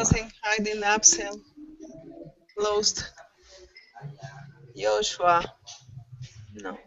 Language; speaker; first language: English; non-native, learner; Spanish